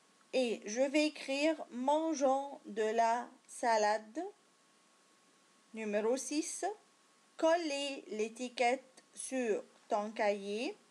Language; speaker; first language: French; non-native, fluent; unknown